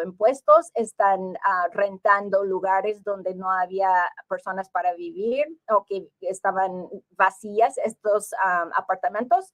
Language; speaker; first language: Spanish; early bilingual, heritage; English